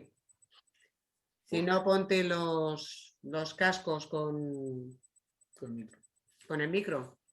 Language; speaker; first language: Spanish; native; Spanish